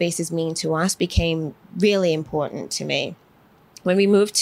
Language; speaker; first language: English; native; English